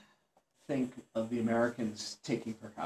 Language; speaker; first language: English; native; English